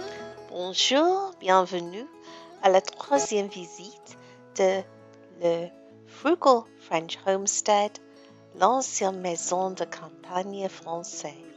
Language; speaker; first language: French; non-native, learner; English